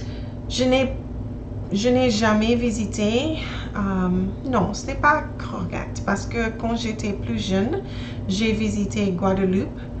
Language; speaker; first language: French; non-native, learner; English